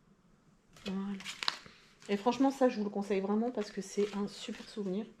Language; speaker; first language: French; native; French